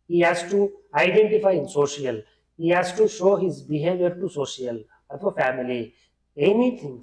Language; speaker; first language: English; non-native, local second language; Kannada